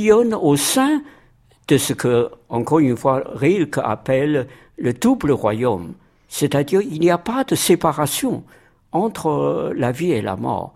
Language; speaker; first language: French; non-native, fluent; Chinese